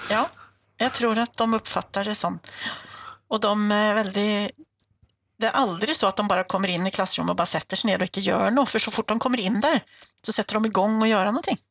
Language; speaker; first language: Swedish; native; Swedish